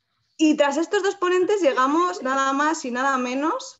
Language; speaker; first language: Spanish; native; Spanish